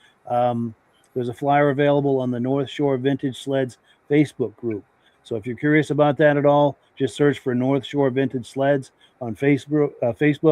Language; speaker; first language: English; native; English